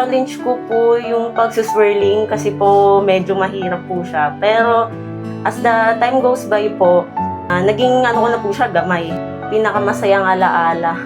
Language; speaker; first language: Filipino; non-native, local second language; Cebuano